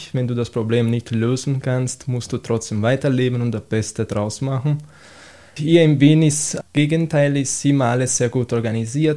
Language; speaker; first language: German; non-native, fluent; Italian